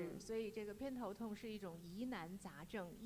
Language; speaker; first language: Chinese; native; Chinese